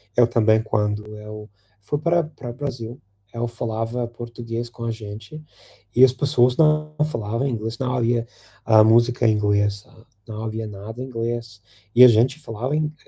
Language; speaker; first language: Portuguese; non-native, fluent; English